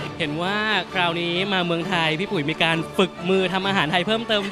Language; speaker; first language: Thai; native; Thai